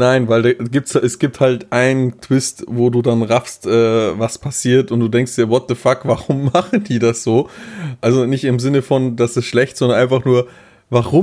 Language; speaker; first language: German; native; German